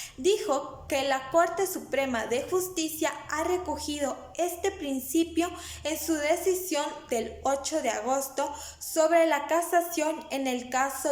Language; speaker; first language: Spanish; native; Spanish